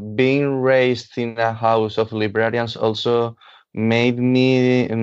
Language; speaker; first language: English; non-native, fluent; Catalan